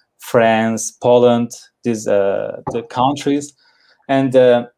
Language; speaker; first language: English; non-native, learner; Turkish